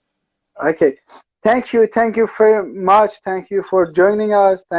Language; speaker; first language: English; non-native, learner; Persian